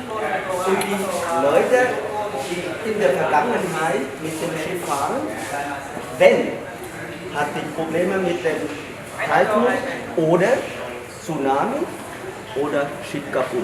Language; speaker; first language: German; non-native, learner; Vietnamese